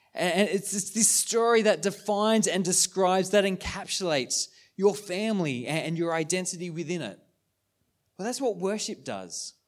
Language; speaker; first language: English; native; English